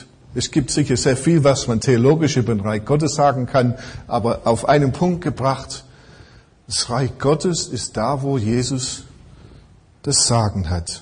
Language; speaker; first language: German; non-native, fluent; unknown